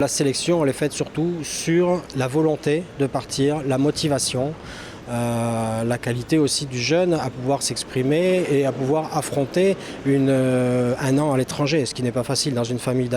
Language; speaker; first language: French; native; French